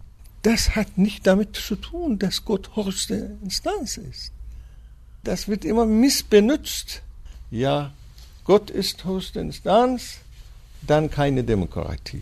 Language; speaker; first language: German; non-native, fluent; Persian